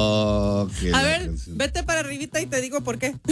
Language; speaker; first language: Spanish; native; Spanish